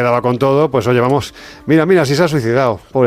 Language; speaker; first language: Spanish; native; Spanish